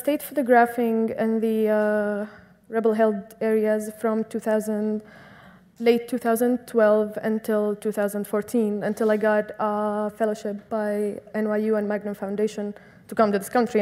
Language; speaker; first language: English; non-native, fluent; Arabic